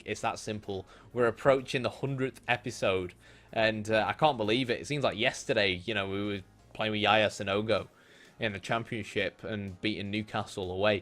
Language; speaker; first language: English; native; English